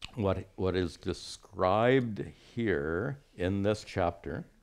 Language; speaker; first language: English; native; English